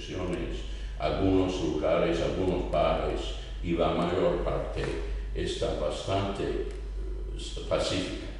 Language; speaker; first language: Spanish; non-native, fluent; English